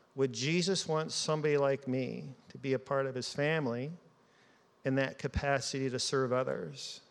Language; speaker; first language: English; native; English